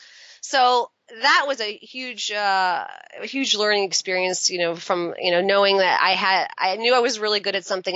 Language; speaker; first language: English; native; English